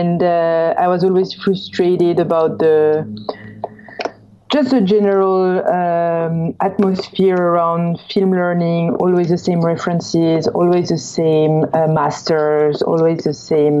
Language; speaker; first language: English; non-native, fluent; French